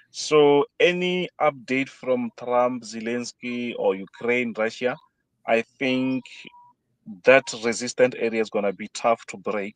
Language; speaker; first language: English; non-native, fluent; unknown